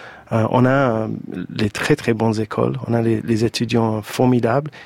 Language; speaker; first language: French; non-native, fluent; English